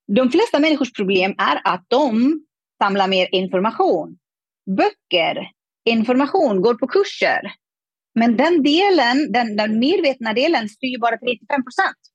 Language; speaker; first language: Swedish; non-native, fluent; Persian